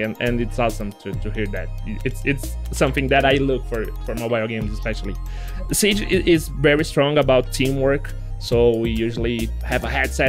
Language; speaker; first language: English; non-native, learner; Portuguese